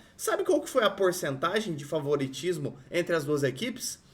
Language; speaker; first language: Portuguese; native; Portuguese